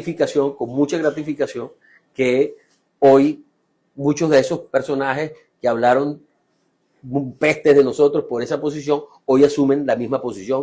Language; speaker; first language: Spanish; native; Spanish